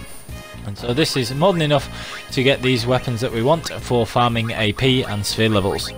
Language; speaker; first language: English; native; English